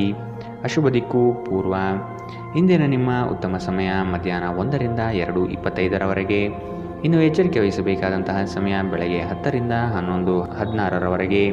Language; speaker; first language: Kannada; native; Kannada